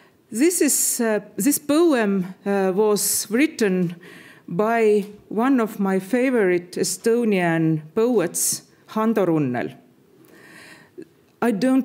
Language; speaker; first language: English; non-native, fluent; Estonian